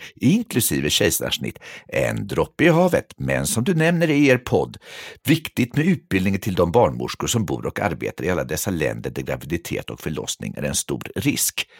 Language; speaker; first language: Swedish; native; Swedish